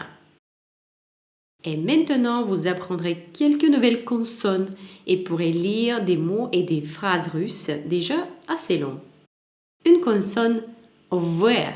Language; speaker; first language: French; non-native, fluent; Russian